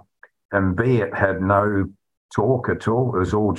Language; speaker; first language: English; native; English